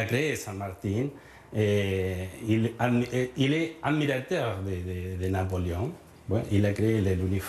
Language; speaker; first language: French; non-native, learner; Spanish